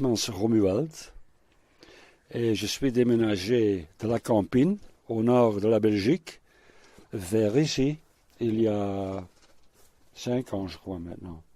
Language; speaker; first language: French; non-native, local second language; Dutch